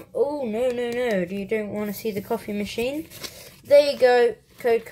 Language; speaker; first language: English; native; English